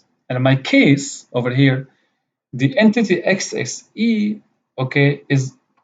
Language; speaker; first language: English; non-native, fluent; Arabic